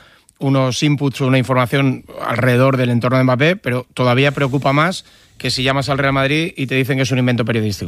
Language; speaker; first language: Spanish; native; Spanish